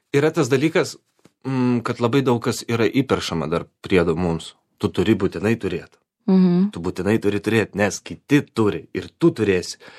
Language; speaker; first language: Lithuanian; non-native, local second language; Polish